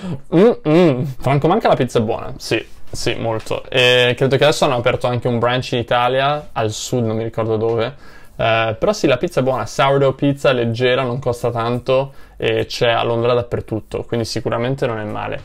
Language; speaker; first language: Italian; native; Italian